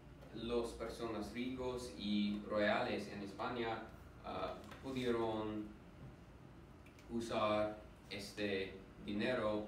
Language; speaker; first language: Spanish; non-native, learner; English